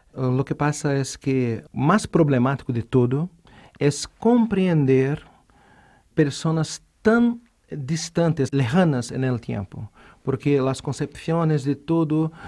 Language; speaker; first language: Spanish; non-native, fluent; Portuguese